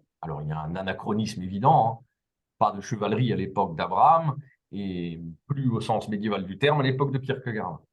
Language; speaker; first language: French; native; French